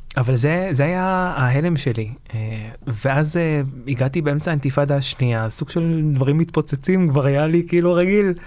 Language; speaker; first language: Hebrew; early bilingual, other home language; Arabic